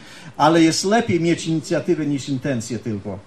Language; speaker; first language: Polish; early bilingual, heritage; Polish